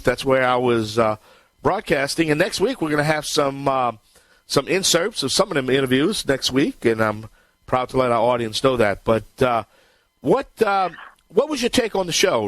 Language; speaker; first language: English; native; English